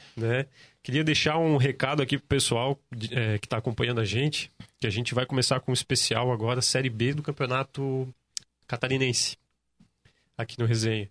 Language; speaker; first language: Portuguese; native; Portuguese